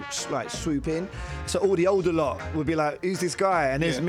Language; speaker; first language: English; native; English